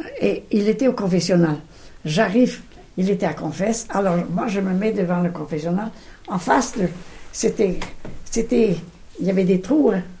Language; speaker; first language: French; non-native, local second language; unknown